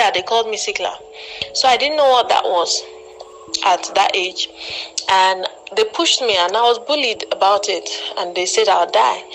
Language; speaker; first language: English; non-native, local second language; Igbo